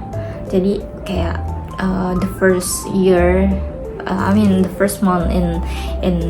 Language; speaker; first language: English; non-native, learner; Indonesian